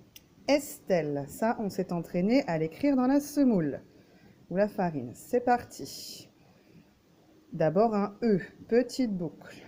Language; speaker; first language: French; native; French